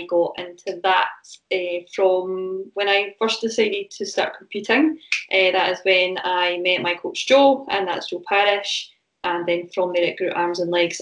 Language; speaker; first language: English; native; English